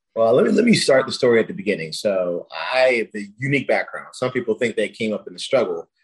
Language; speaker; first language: English; early bilingual, other home language; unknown